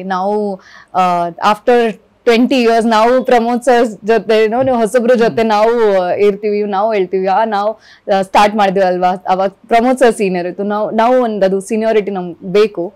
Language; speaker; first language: Kannada; early bilingual, other home language; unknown